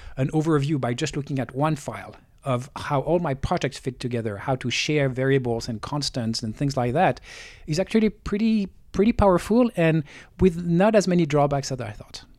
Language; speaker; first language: English; non-native, fluent; French